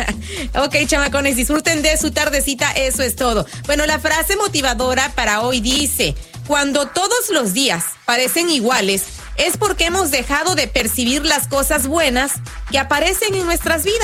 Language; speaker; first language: Spanish; native; Spanish